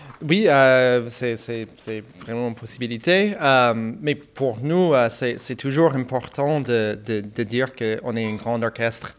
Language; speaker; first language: French; non-native, fluent; English